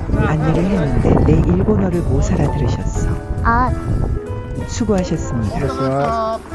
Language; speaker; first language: Korean; native; Korean